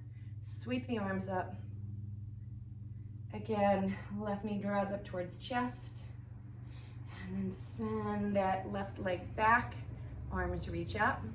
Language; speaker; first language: English; native; English